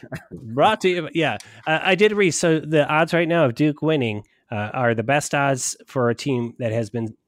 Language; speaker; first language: English; native; English